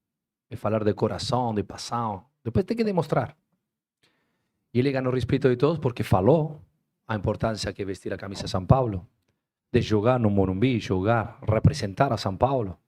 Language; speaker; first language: Portuguese; non-native, fluent; Spanish